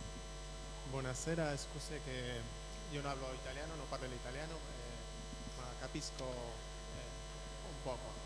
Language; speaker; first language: Italian; non-native, learner; Spanish